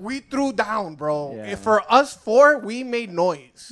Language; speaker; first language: English; early bilingual, other home language; Spanish